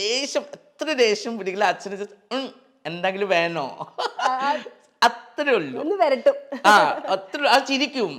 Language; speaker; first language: Malayalam; non-native, local second language; Assamese